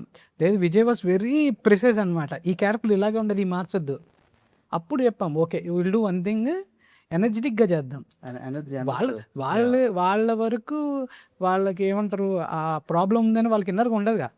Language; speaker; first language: Telugu; native; Telugu